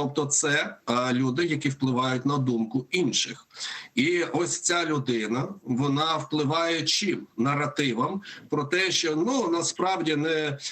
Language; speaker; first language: Ukrainian; native; Ukrainian